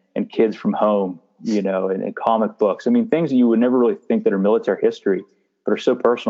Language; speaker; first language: English; native; English